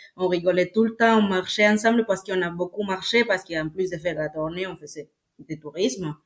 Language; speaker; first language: French; non-native, fluent; Spanish